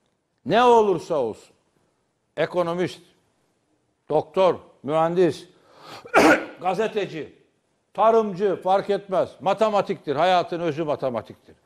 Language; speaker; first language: Turkish; native; Turkish